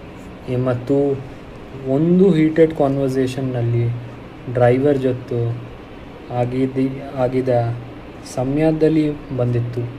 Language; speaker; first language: Kannada; non-native, local second language; Hindi